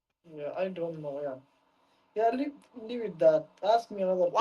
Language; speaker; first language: English; non-native, learner; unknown